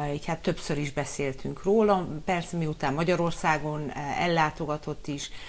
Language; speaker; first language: Hungarian; early bilingual, heritage; Hungarian